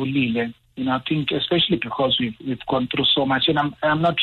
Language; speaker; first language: English; non-native, local second language; Zulu